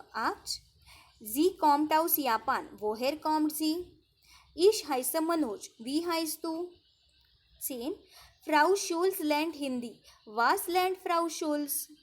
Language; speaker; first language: German; non-native, fluent; Marathi